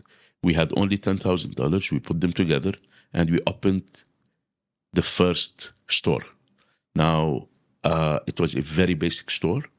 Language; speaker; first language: English; non-native, local second language; Arabic